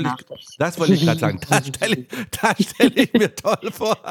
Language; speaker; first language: German; native; German